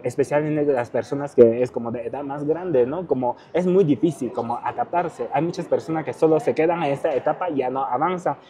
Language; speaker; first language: Spanish; non-native, fluent; Chinese